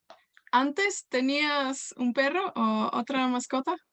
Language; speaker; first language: Spanish; non-native, fluent; Welsh